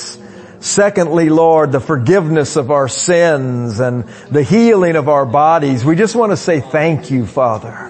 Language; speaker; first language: English; native; English